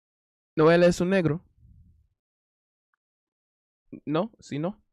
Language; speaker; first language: Spanish; non-native, learner; English